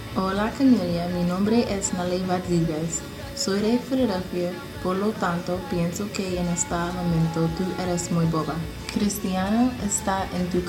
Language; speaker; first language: Spanish; non-native, learner; English